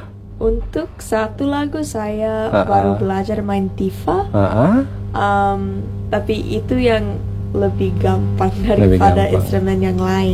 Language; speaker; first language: Indonesian; non-native, learner; English